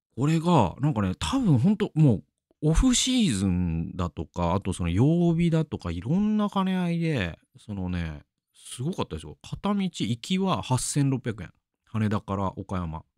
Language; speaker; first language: Japanese; native; Japanese